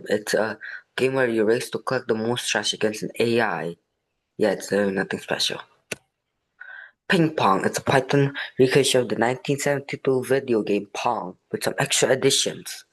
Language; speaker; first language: English; non-native, fluent; Indonesian